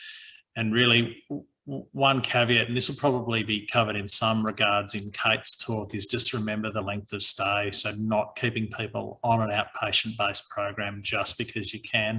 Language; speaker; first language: English; native; English